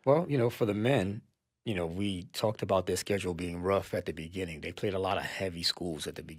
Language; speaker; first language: English; native; English